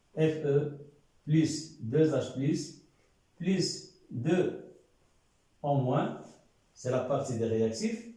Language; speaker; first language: French; non-native, local second language; Arabic